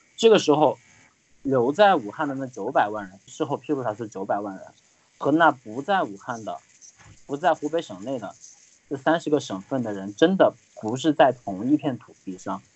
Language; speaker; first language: Chinese; native; Chinese